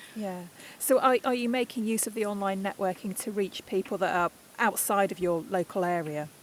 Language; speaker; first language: English; native; English